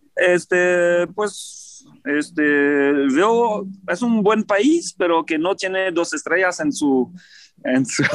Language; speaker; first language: Spanish; non-native, fluent; French